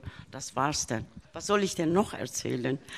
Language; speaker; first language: German; early bilingual, other home language; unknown